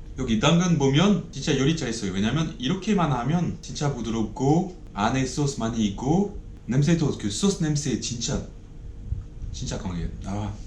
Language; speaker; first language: Korean; non-native, learner; French